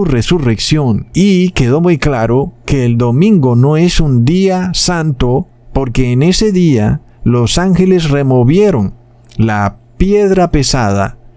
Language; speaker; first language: Spanish; native; Spanish